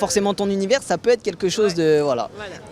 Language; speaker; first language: French; native; French